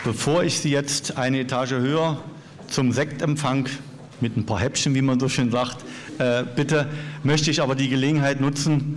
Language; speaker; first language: German; native; German